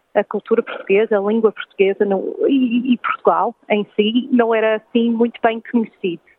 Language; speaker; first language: Portuguese; early bilingual, heritage; English